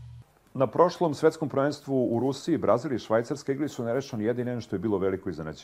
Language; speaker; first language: Serbian; native; Serbian